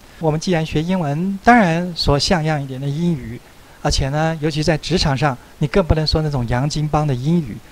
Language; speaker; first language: Chinese; native; Chinese